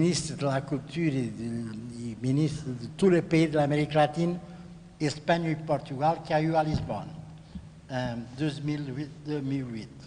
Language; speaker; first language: French; non-native, fluent; Portuguese